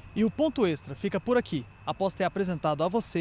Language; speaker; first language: Portuguese; native; Portuguese